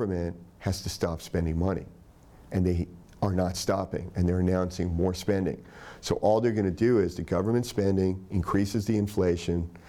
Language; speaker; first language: English; native; English